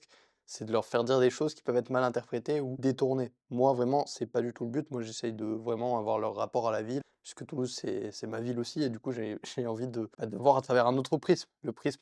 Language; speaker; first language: French; native; French